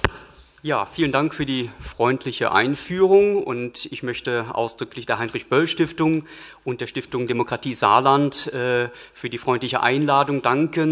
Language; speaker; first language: German; native; German